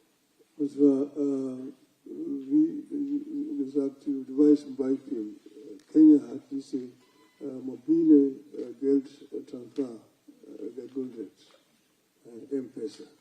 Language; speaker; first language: German; non-native, fluent; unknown